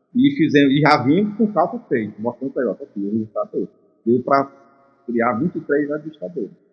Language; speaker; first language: Portuguese; native; Portuguese